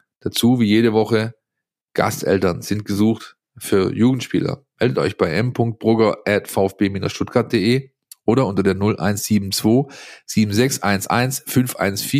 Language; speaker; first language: German; native; German